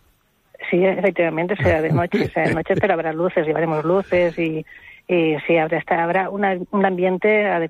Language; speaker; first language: Spanish; native; Spanish